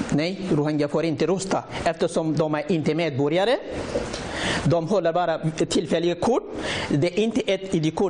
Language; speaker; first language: Swedish; non-native, learner; Rohingya